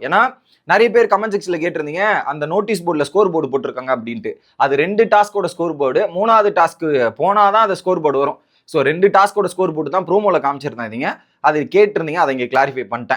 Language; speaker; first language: Tamil; native; Tamil